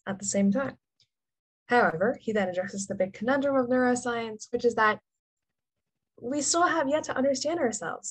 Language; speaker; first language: English; native; English